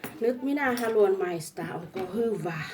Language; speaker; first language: Finnish; non-native, learner; Thai